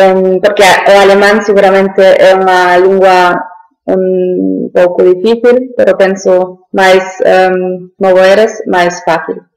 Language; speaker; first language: Galician; non-native, learner; German